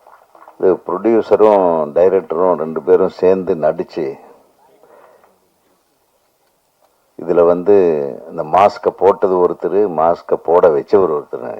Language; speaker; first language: Tamil; native; Tamil